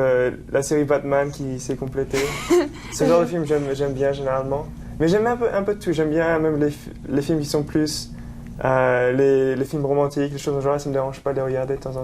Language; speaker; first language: French; native; French